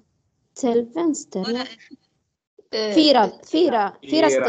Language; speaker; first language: Swedish; non-native, learner; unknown